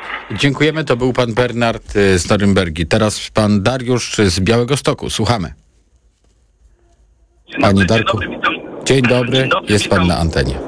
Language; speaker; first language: Polish; native; Polish